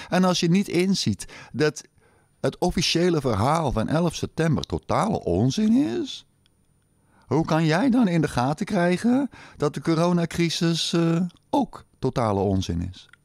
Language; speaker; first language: Dutch; native; Dutch